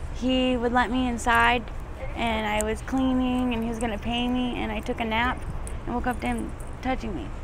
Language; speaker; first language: English; native; English